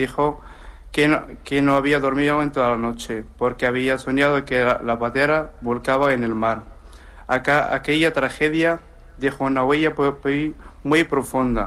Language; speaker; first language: Spanish; non-native, learner; Arabic